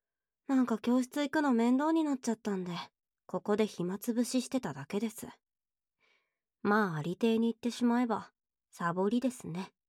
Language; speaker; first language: Japanese; native; Japanese